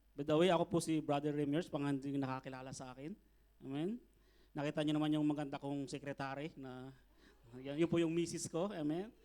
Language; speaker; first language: Filipino; native; Filipino